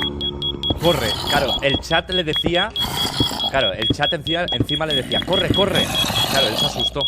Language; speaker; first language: Spanish; native; Spanish